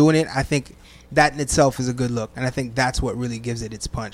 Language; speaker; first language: English; non-native, fluent; Arabic